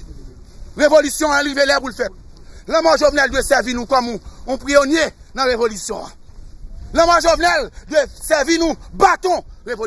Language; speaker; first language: French; non-native, local second language; Haitian Creole